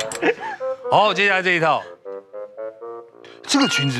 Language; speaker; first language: Chinese; native; Chinese